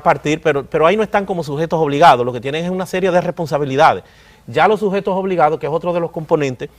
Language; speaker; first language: Spanish; native; Spanish